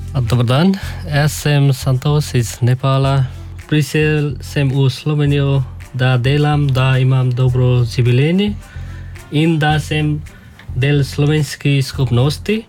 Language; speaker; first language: Slovenian; non-native, learner; Nepali